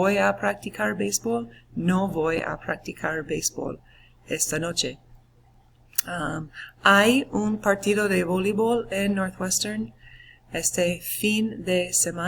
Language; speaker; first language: Spanish; non-native, fluent; English